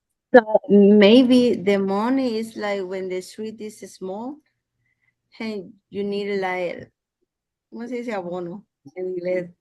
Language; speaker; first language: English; non-native, learner; Spanish